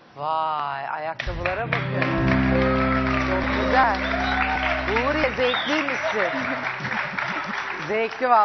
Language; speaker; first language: Turkish; native; Turkish